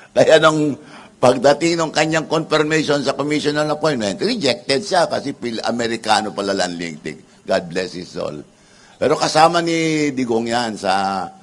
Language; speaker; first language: Filipino; non-native, local second language; Iloko